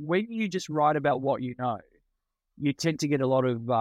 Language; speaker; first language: English; non-native, local second language; Italian